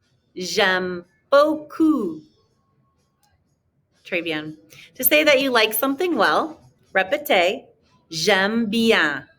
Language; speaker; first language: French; non-native, fluent; English